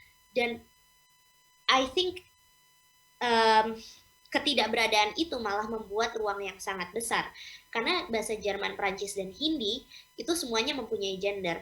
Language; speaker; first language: Indonesian; non-native, local second language; English